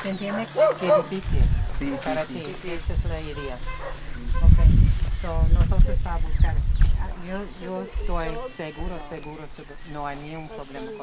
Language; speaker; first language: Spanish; non-native, learner; English